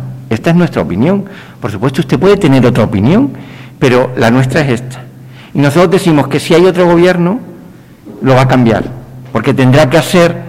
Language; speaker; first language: Spanish; native; Spanish